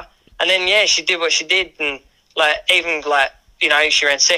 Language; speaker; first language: English; native; English